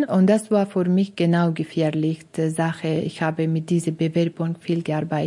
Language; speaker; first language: German; non-native, learner; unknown